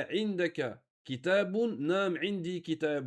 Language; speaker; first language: Arabic; non-native, fluent; French